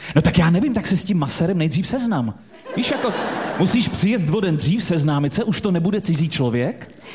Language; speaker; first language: Czech; native; Czech